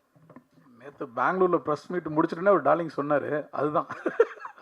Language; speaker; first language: Tamil; native; Tamil